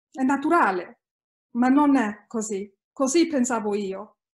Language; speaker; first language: Italian; early bilingual, heritage; Italian